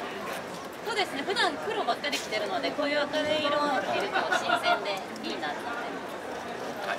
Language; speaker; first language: Japanese; native; Japanese